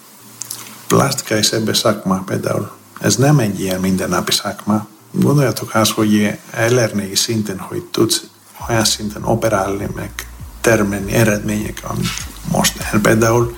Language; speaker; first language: Hungarian; non-native, fluent; Greek